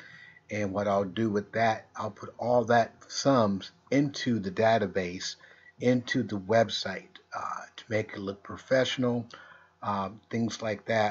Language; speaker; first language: English; native; English